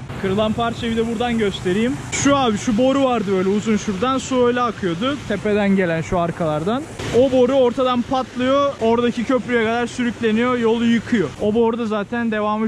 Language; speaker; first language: Turkish; native; Turkish